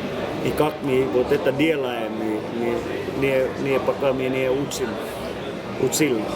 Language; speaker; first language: Russian; non-native, learner; Finnish